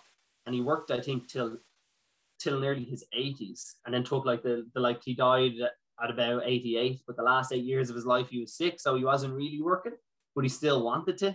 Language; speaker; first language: English; native; English